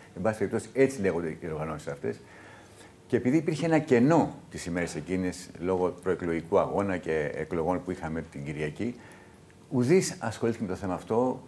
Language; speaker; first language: Greek; native; Greek